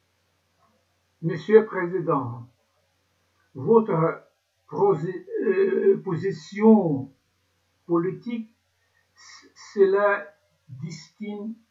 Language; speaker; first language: French; non-native, learner; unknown